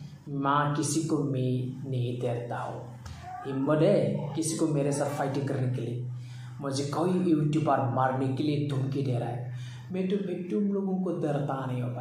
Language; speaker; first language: Hindi; non-native, local second language; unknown